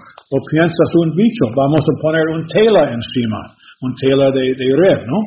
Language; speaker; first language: Spanish; non-native, learner; English